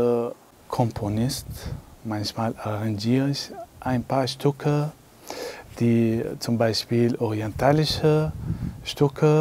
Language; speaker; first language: German; non-native, learner; Arabic